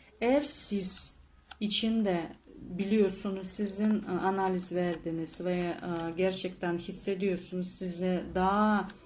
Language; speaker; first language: Turkish; non-native, learner; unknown